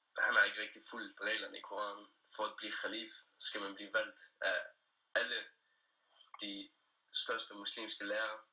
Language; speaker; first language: Danish; early bilingual, other home language; Persian